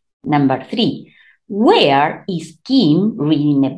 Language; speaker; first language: English; non-native, fluent; Spanish